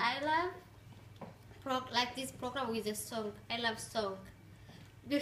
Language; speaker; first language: English; non-native, learner; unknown